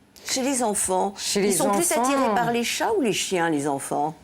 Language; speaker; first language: French; native; French